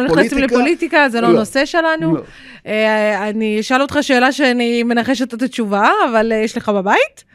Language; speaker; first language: Hebrew; native; Hebrew